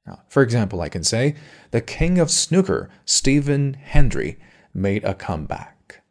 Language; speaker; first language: English; non-native, fluent; Chinese